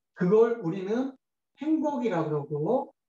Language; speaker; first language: Korean; native; Korean